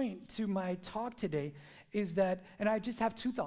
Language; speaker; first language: English; native; English